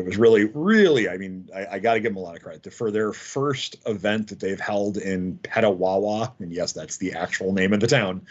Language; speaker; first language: English; native; English